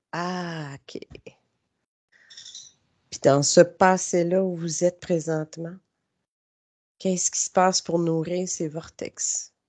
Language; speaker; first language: French; native; French